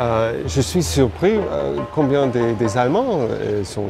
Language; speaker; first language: French; non-native, fluent; German